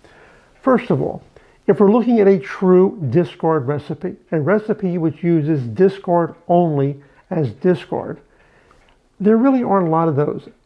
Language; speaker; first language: English; native; English